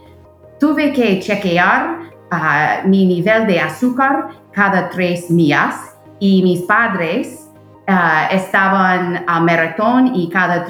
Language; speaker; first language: Spanish; non-native, fluent; English